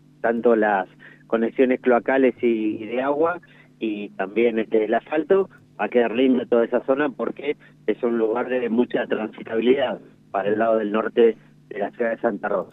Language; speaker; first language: Spanish; native; Spanish